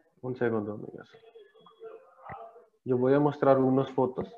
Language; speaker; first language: Spanish; non-native, learner; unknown